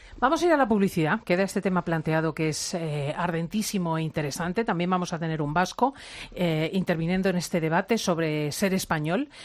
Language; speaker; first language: Spanish; native; Spanish